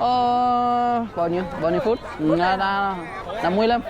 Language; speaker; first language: Vietnamese; non-native, learner; Kannada